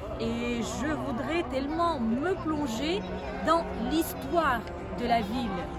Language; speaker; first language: French; non-native, learner; Russian